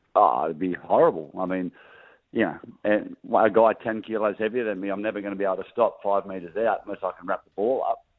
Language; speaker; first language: English; native; English